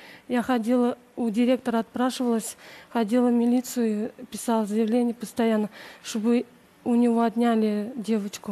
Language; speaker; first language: Russian; native; Russian